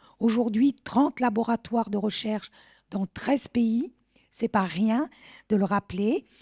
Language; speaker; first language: French; native; French